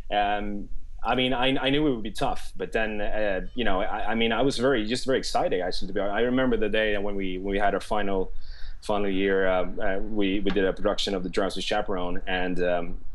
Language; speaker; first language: English; non-native, fluent; Swedish